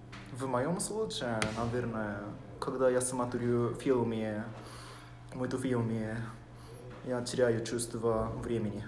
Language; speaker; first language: Russian; non-native, fluent; Japanese